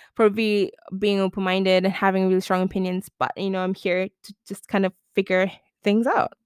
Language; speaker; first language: English; non-native, local second language; Malay